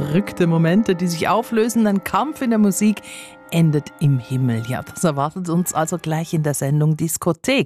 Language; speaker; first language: German; native; German